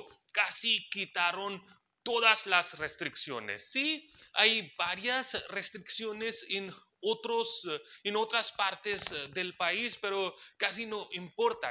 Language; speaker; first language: Spanish; non-native, fluent; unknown